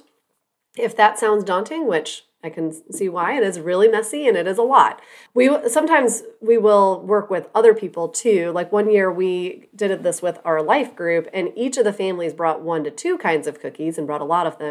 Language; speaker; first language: English; native; English